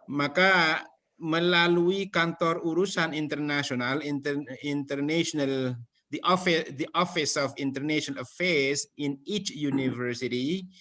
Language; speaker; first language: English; non-native, fluent; Indonesian